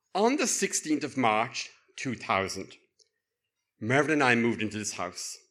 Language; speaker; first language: English; native; English